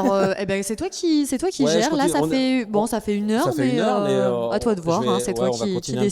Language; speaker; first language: French; native; French